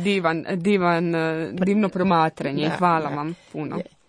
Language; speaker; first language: Croatian; native; Croatian